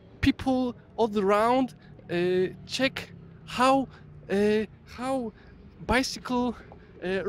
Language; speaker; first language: English; non-native, learner; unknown